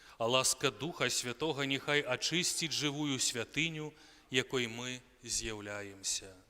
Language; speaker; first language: Belarusian; native; Belarusian